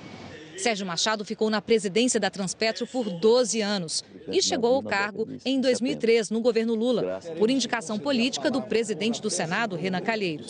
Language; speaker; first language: Portuguese; native; Portuguese